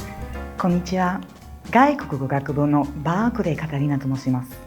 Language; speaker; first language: Japanese; non-native, fluent; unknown